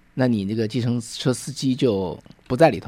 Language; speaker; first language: Chinese; native; Chinese